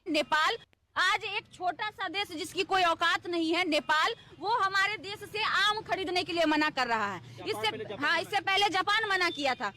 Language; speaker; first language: Hindi; native; Hindi